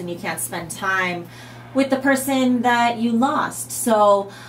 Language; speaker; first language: English; native; English